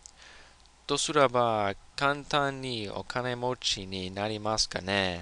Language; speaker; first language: Japanese; non-native, learner; English